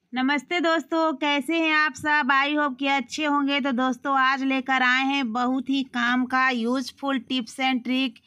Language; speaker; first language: Hindi; native; Hindi